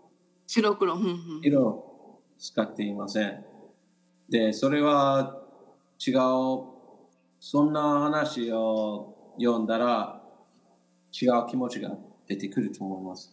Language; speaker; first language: Japanese; non-native, learner; English